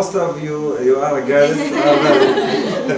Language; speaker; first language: English; non-native, learner; Arabic